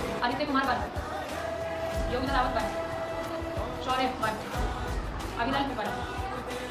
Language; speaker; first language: Hindi; native; Hindi